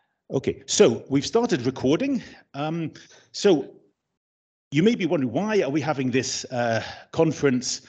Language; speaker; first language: English; native; English